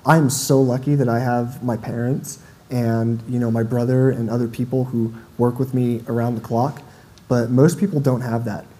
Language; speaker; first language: English; native; English